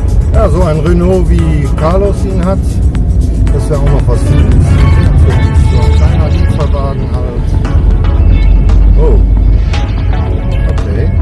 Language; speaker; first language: German; native; German